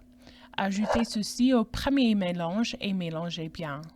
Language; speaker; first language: French; non-native, fluent; English